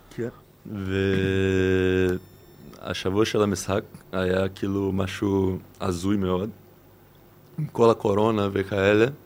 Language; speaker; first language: Hebrew; non-native, fluent; Portuguese